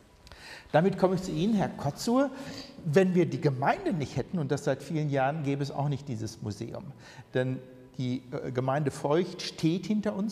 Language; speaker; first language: German; native; German